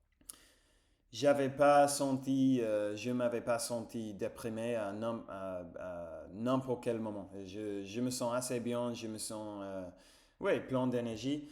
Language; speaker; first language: French; non-native, fluent; English